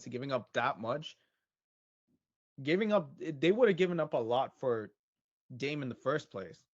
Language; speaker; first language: English; native; English